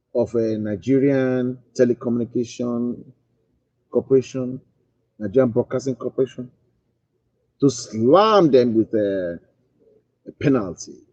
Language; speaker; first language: English; non-native, local second language; Yoruba